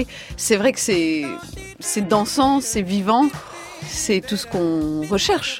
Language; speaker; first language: French; native; French